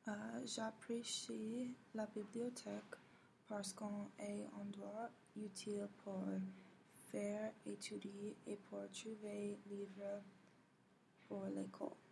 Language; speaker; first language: French; non-native, learner; English